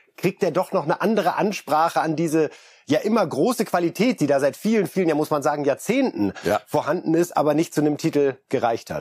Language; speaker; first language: German; native; German